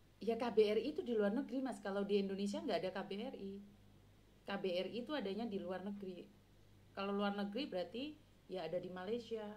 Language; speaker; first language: Indonesian; non-native, local second language; Javanese